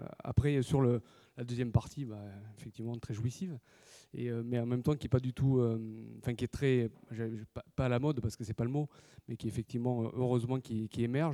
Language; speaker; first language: French; native; French